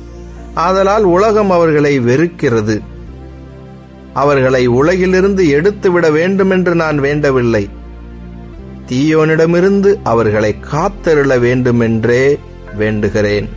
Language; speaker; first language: Tamil; native; Tamil